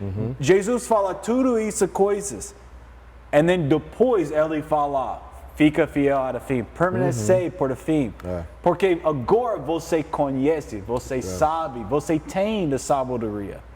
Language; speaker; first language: Portuguese; non-native, learner; English